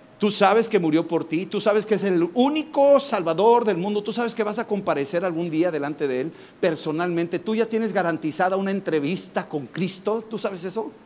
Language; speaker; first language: Spanish; native; Spanish